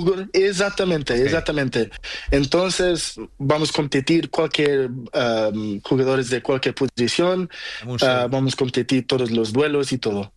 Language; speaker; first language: Spanish; non-native, learner; Portuguese